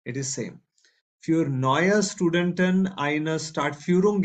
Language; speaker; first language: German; non-native, fluent; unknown